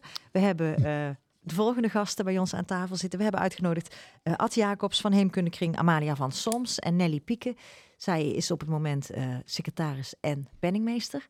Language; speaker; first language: Dutch; native; Dutch